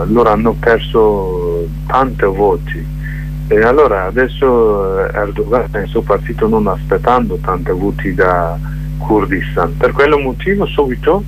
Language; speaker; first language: Italian; non-native, learner; Kurdish